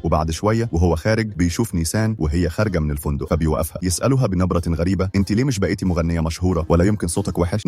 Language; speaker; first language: Arabic; native; Arabic